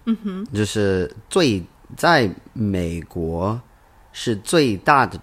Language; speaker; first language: Chinese; non-native, learner; English